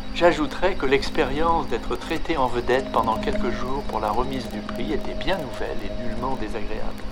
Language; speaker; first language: French; native; French